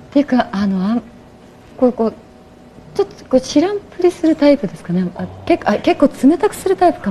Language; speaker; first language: Japanese; native; Japanese